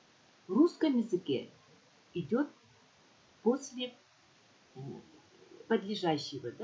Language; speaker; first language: Russian; non-native, local second language; Kyrgyz